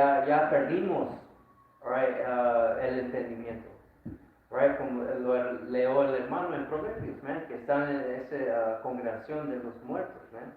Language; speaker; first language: Spanish; early bilingual, heritage; Spanish